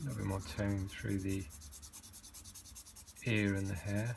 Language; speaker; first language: English; native; English